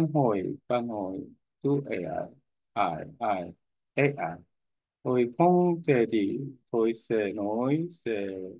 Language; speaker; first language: Vietnamese; non-native, learner; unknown